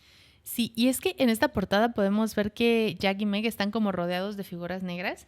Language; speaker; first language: Spanish; native; Spanish